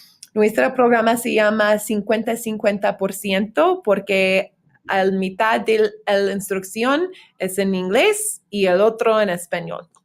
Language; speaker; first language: Spanish; non-native, fluent; English